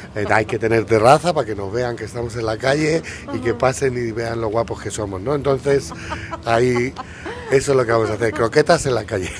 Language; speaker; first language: Spanish; native; Spanish